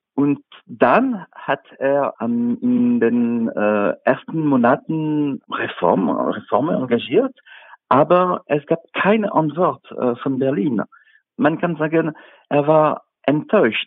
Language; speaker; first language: German; non-native, fluent; French